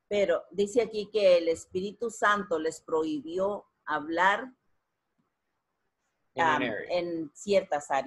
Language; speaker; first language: Spanish; native; Spanish